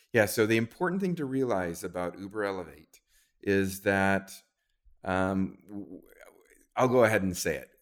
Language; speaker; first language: English; native; English